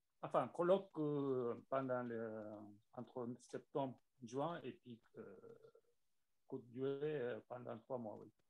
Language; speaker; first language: French; non-native, learner; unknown